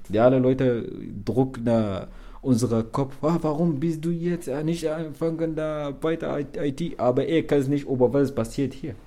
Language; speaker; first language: German; non-native, learner; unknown